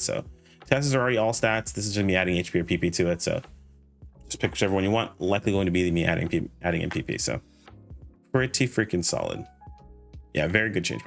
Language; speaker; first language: English; native; English